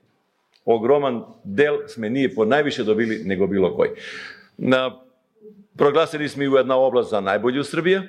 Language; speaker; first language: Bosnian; non-native, local second language; Bulgarian